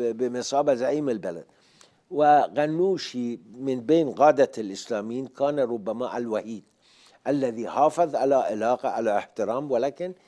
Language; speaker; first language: Arabic; non-native, fluent; Persian